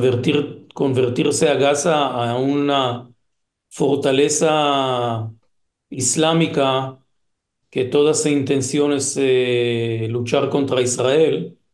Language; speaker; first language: Spanish; non-native, fluent; Hebrew